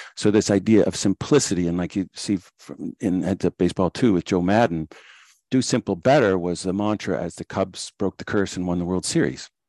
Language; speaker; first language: English; native; English